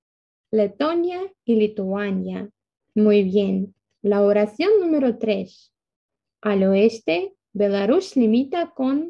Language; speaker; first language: Spanish; non-native, fluent; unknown